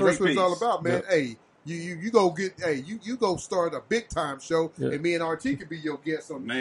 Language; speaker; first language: English; native; English